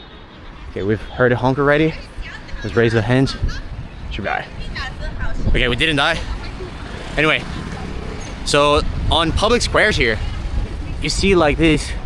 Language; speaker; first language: English; non-native, fluent; Portuguese